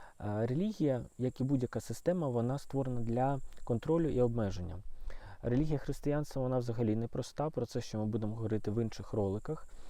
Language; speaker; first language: Ukrainian; non-native, local second language; Russian